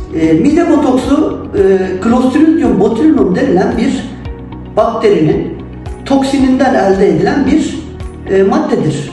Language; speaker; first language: Turkish; native; Turkish